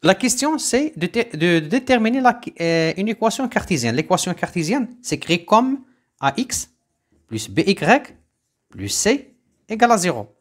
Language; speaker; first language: French; non-native, local second language; Arabic